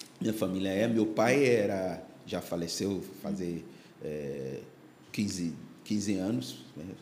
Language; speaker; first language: Portuguese; non-native, fluent; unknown